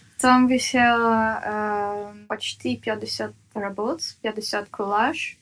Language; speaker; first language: Russian; non-native, fluent; Dutch